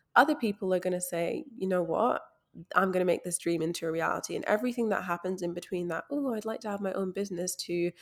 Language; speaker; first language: English; native; English